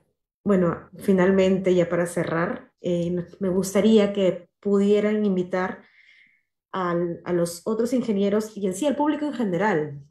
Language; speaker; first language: Spanish; native; Spanish